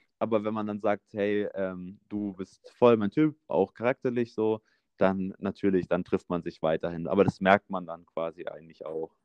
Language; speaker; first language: German; native; German